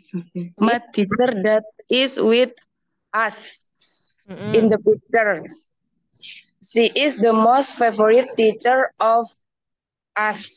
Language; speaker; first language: English; non-native, learner; Indonesian